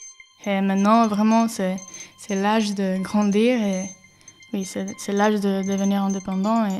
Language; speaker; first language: French; non-native, fluent; Spanish